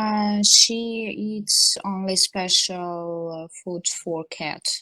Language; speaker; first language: English; non-native, learner; Russian